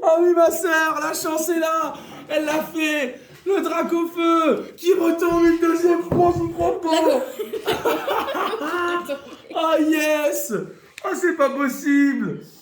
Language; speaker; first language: French; native; French